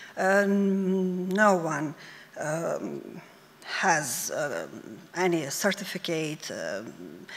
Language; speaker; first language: English; non-native, fluent; Serbian